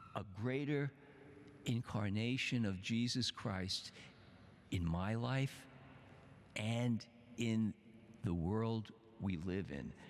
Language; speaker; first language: English; native; English